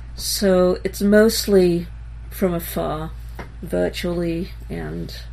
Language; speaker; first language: English; early bilingual, other home language; Hebrew